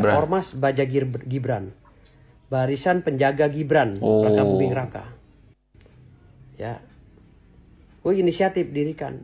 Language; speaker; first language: Indonesian; native; Indonesian